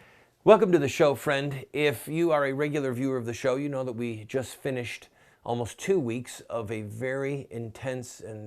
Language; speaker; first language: English; native; English